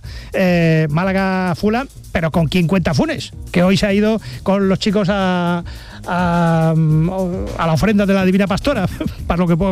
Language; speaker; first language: Spanish; native; Spanish